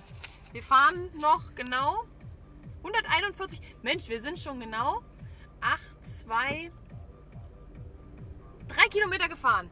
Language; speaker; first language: German; native; German